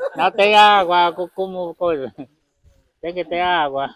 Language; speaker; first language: Portuguese; non-native, learner; Vietnamese